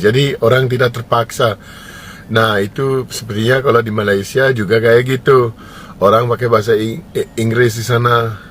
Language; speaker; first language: Indonesian; non-native, fluent; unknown